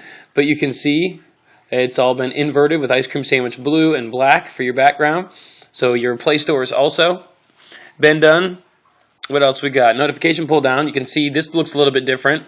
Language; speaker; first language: English; native; English